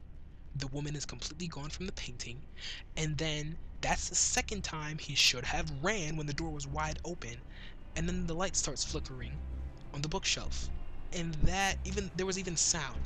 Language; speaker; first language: English; native; English